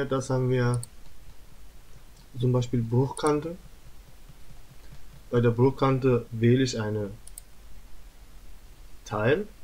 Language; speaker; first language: German; non-native, learner; Turkish